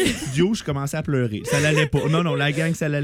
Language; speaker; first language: French; native; French